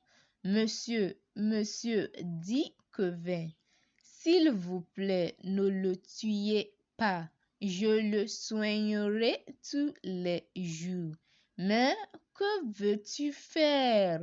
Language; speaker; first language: French; non-native, learner; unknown